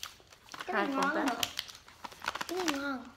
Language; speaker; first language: Vietnamese; early bilingual, heritage; Vietnamese